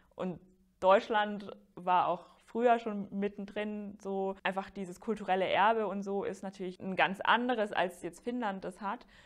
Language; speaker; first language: German; non-native, fluent; Finnish